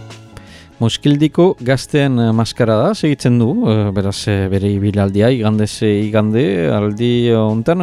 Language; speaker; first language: Basque; native; Basque